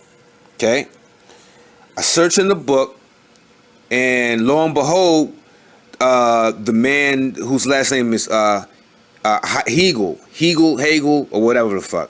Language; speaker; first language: English; native; English